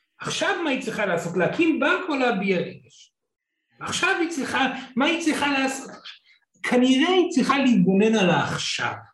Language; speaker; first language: Hebrew; non-native, fluent; English